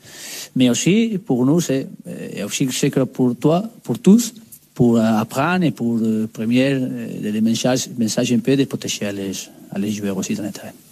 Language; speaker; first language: French; non-native, learner; Spanish